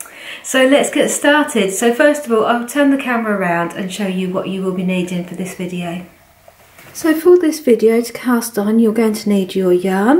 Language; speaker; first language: English; native; English